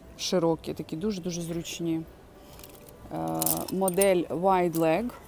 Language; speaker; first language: Ukrainian; non-native, local second language; Russian